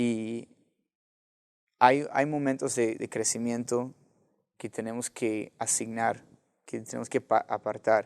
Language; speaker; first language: Spanish; non-native, fluent; English